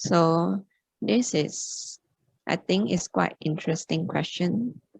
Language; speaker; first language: English; non-native, local second language; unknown